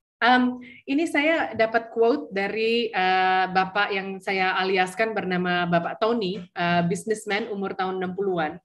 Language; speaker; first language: Indonesian; early bilingual, heritage; Indonesian